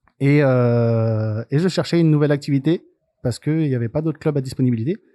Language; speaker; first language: French; native; French